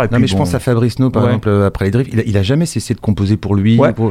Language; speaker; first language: French; native; French